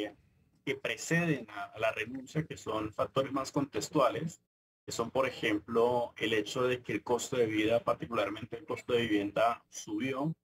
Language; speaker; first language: Spanish; native; Spanish